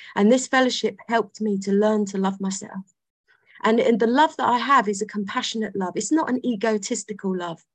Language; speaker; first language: English; native; English